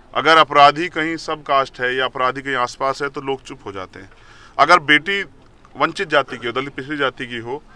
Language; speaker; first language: Hindi; native; Hindi